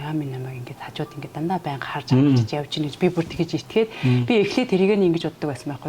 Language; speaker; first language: Mongolian; native; Mongolian